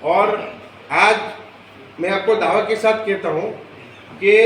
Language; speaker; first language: Hindi; non-native, local second language; Gujarati